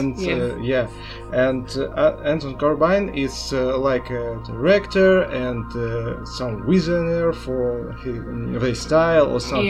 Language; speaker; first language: English; non-native, learner; Russian